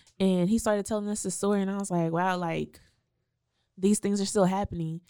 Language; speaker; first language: English; native; English